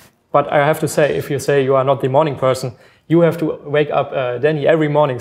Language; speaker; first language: English; non-native, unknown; German